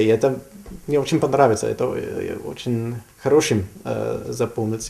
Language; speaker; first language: Russian; non-native, learner; German